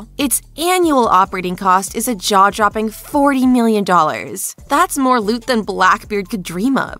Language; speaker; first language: English; native; English